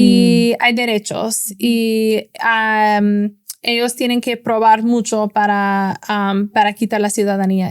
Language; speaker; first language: Spanish; non-native, fluent; English